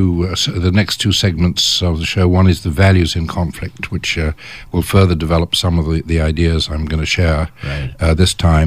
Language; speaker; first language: English; native; English